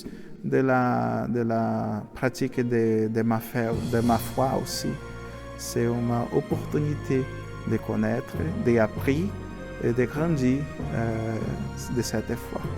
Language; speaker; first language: French; non-native, learner; Portuguese